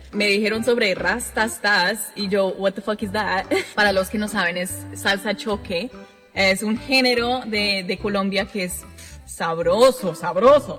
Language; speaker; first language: Spanish; non-native, fluent; English